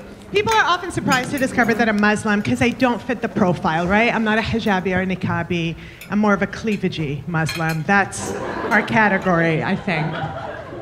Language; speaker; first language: English; early bilingual, other home language; French